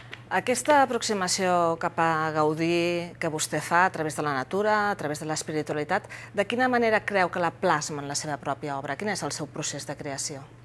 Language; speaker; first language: Catalan; native; Catalan